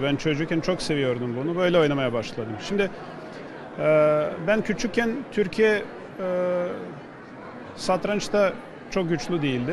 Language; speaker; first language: Turkish; non-native, fluent; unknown